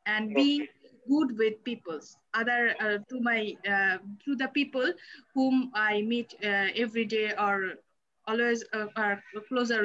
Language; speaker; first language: English; non-native, learner; Bangla